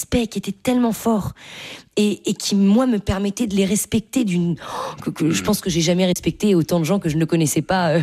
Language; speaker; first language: French; native; French